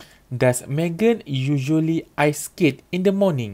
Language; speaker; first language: English; non-native, local second language; Malay